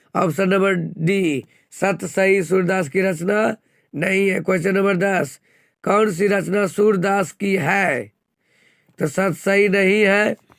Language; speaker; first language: Hindi; native; Hindi